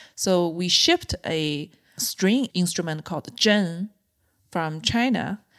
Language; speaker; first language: English; non-native, fluent; Chinese